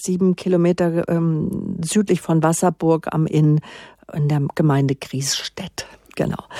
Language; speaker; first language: German; native; German